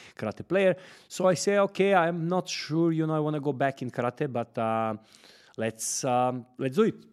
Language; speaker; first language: English; non-native, fluent; Serbian